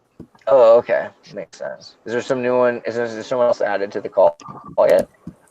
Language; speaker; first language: English; native; English